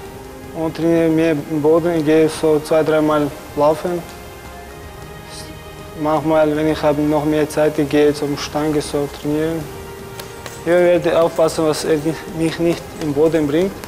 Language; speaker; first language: German; non-native, learner; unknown